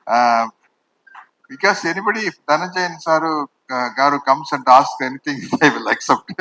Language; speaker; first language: English; non-native, local second language; Tamil